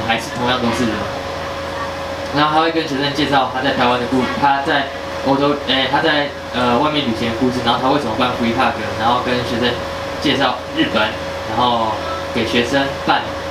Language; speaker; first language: Chinese; native; Chinese